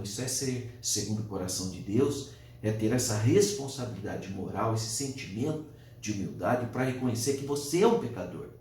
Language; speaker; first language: Portuguese; native; Portuguese